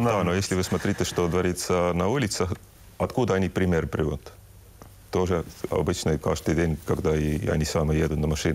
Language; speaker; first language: Russian; non-native, local second language; Estonian